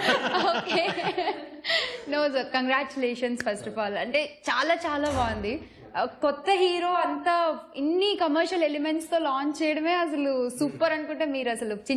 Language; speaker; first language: Telugu; native; Telugu